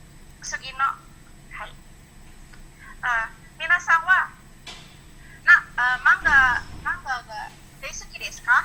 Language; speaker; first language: Japanese; non-native, learner; Indonesian